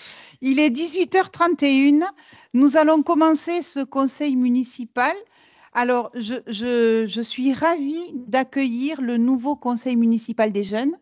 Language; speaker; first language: French; native; French